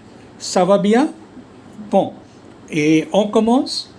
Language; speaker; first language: French; non-native, fluent; Hindi